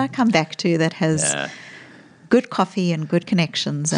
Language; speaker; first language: English; native; English